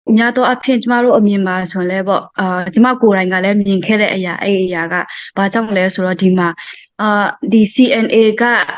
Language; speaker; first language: Burmese; non-native, local second language; Hakha Chin